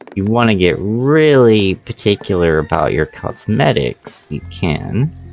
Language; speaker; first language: English; native; English